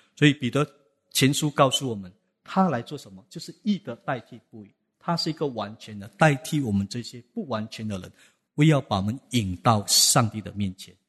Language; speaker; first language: Chinese; native; Chinese